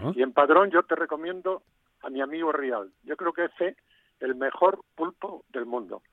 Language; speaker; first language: Spanish; non-native, local second language; Galician